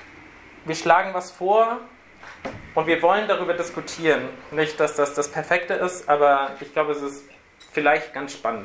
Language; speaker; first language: German; native; German